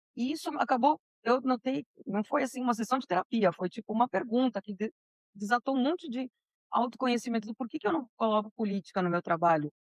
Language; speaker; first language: Portuguese; early bilingual, other home language; Spanish